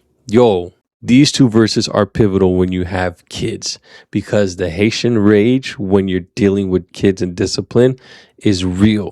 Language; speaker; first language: English; native; English